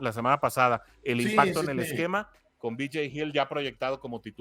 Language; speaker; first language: Spanish; native; Spanish